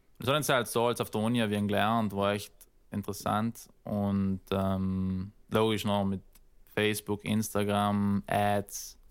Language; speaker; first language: German; native; German